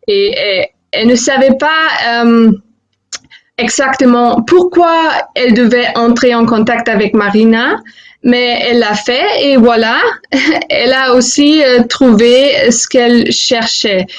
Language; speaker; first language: French; non-native, fluent; German